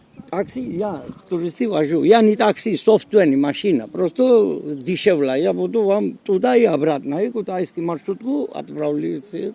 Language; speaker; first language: Russian; non-native, learner; Georgian